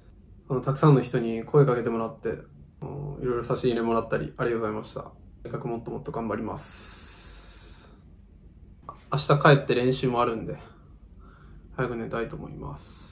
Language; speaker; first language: Japanese; native; Japanese